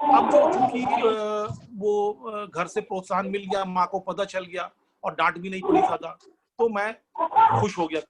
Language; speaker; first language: Hindi; non-native, local second language; Bangla